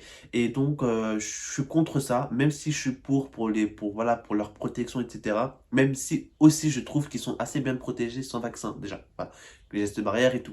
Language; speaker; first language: French; native; French